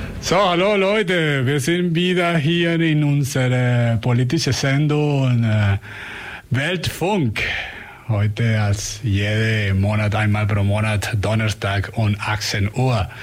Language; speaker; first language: German; non-native, learner; Spanish